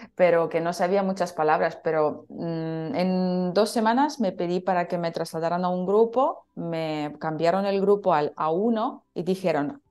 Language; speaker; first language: Spanish; non-native, fluent; Russian